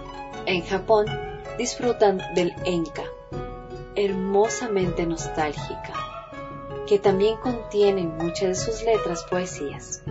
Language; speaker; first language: Spanish; native; Spanish